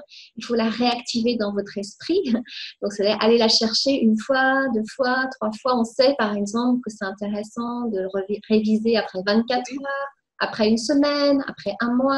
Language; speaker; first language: French; native; French